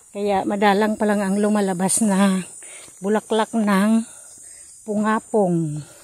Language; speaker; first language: Filipino; non-native, local second language; Cebuano